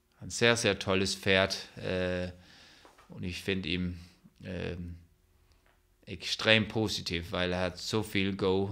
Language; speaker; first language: German; non-native, fluent; Danish